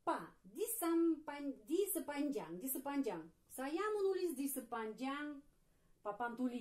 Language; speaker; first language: Indonesian; non-native, fluent; Russian